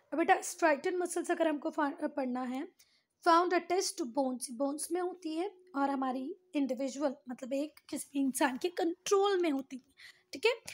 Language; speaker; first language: Hindi; native; Hindi